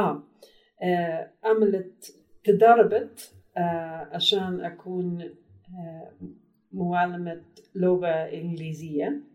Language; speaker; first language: Arabic; non-native, learner; English